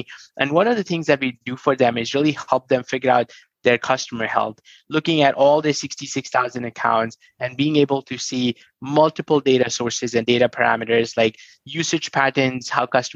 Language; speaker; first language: English; non-native, local second language; Hindi